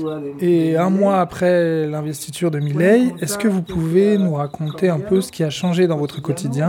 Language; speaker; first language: French; native; French